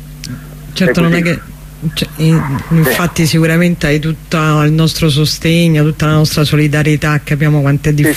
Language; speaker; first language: Italian; native; Italian